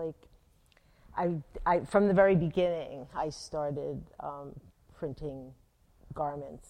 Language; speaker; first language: English; native; English